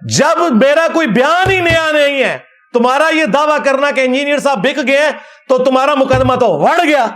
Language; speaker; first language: Urdu; non-native, local second language; Punjabi